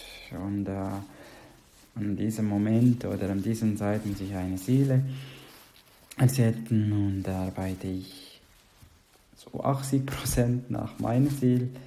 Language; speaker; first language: German; non-native, learner; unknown